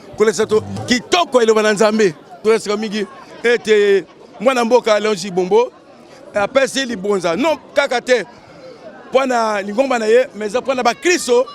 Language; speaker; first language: Lingala; native; Lingala